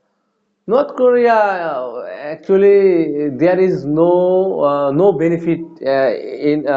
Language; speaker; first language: English; non-native, learner; Bangla